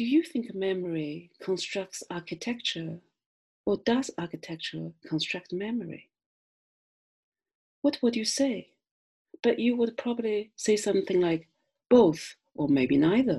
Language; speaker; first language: English; non-native, fluent; Chinese